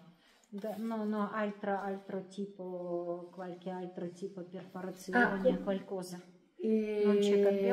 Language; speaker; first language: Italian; non-native, learner; Russian